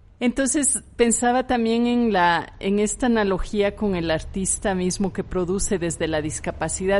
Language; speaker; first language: Spanish; native; Spanish